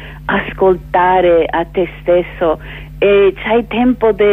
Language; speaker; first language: Italian; non-native, fluent; English